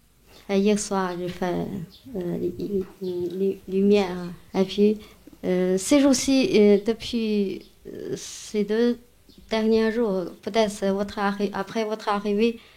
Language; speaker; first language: French; non-native, learner; Chinese